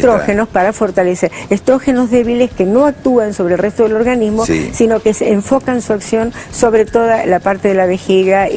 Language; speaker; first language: Spanish; native; Spanish